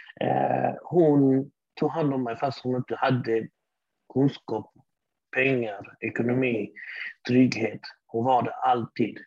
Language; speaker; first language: Swedish; early bilingual, other home language; Arabic